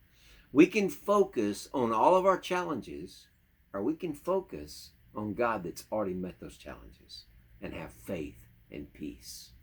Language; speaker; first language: English; native; English